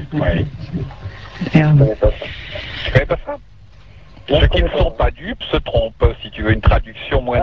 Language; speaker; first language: French; native; French